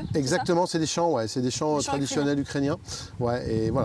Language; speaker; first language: French; native; French